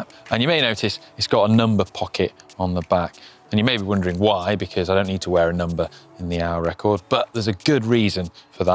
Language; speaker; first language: English; native; English